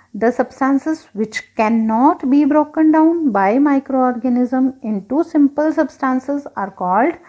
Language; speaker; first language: English; non-native, local second language; Punjabi